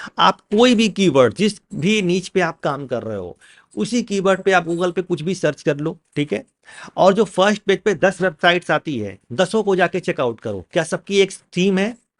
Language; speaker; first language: Hindi; native; Hindi